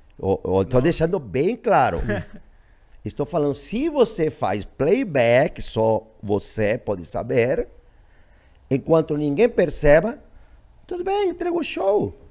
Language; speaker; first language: Portuguese; non-native, fluent; Spanish